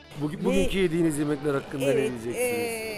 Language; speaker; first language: Turkish; native; Turkish